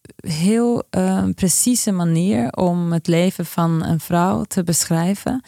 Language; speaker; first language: Dutch; non-native, fluent; Norwegian